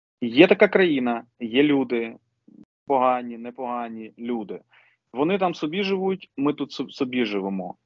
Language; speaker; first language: Ukrainian; non-native, local second language; Russian